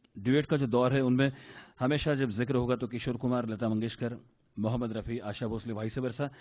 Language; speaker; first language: Hindi; non-native, local second language; Marathi